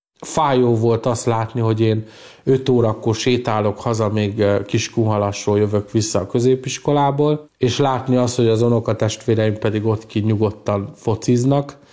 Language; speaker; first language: Hungarian; native; Hungarian